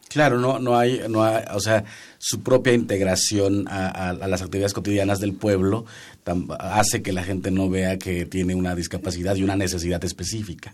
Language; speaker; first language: Spanish; non-native, local second language; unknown